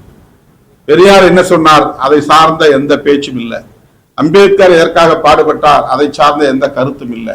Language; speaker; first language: Tamil; native; Tamil